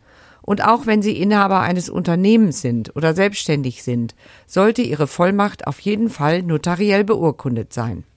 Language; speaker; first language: German; native; German